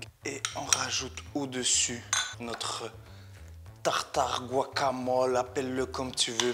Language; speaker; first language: French; native; French